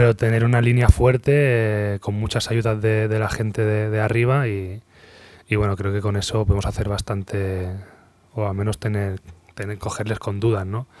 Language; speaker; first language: Spanish; native; Spanish